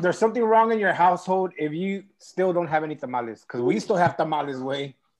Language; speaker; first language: English; early bilingual, other home language; Spanish